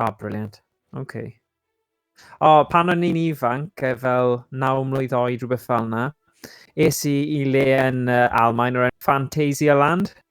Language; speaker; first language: Welsh; non-native, local second language; English